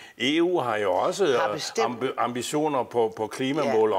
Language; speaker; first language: Danish; native; Danish